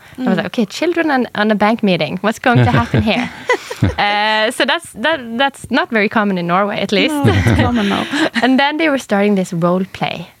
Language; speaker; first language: English; non-native, fluent; Norwegian